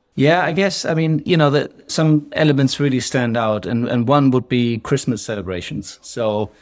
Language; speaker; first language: English; non-native, fluent; German